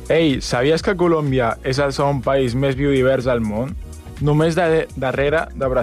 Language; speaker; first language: Catalan; non-native, learner; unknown